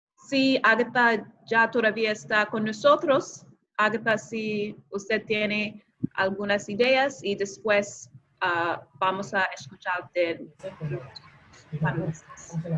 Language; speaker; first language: Spanish; non-native, fluent; English